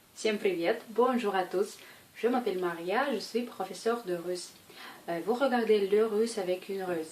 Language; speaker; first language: French; non-native, fluent; Russian